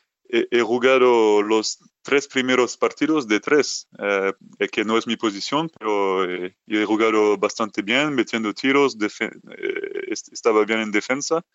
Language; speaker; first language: Spanish; non-native, fluent; French